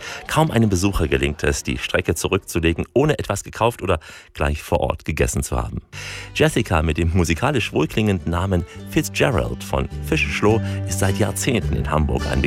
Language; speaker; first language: German; native; German